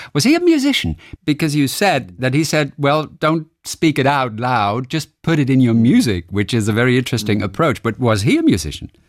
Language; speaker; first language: English; non-native, fluent; German